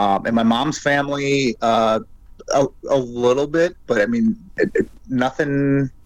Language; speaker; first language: English; native; English